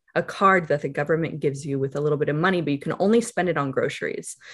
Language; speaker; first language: English; native; English